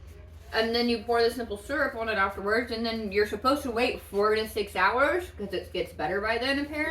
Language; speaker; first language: English; native; English